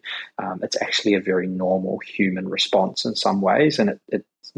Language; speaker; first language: English; native; English